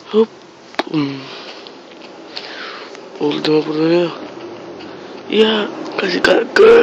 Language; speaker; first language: Spanish; native; Spanish